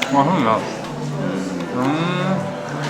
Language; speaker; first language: Korean; non-native, fluent; Japanese